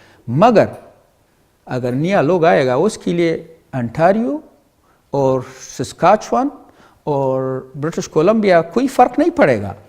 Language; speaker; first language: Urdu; non-native, learner; Pashto